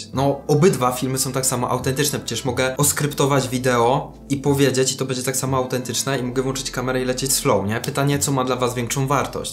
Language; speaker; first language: Polish; native; Polish